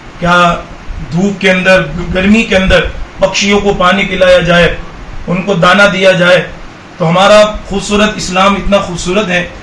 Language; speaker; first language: Urdu; non-native, local second language; Gujarati